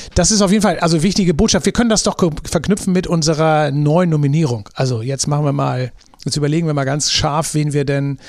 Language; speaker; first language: German; native; German